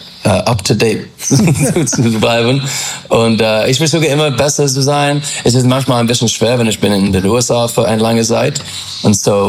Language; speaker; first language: German; non-native, learner; English